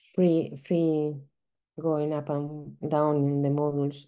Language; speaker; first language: English; non-native, fluent; Spanish